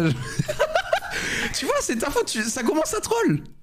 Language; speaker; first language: French; native; French